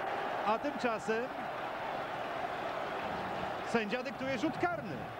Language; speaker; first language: Polish; native; Polish